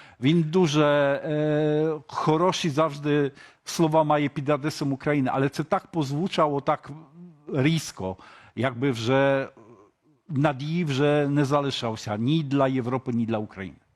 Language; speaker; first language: Polish; non-native, learner; Ukrainian